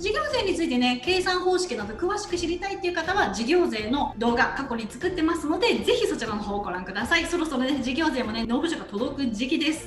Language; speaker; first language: Japanese; native; Japanese